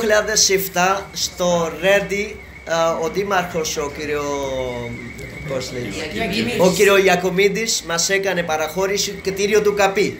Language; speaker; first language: Greek; non-native, learner; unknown